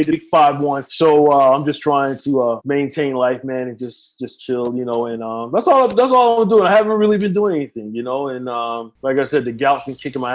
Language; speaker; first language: English; native; English